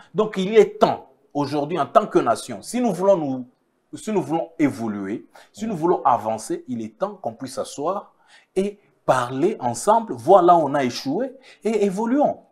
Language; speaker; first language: French; non-native, local second language; Swahili